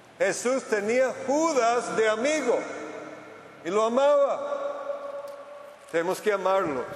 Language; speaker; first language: Spanish; non-native, fluent; English